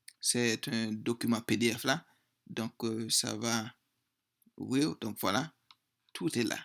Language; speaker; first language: French; non-native, local second language; Haitian Creole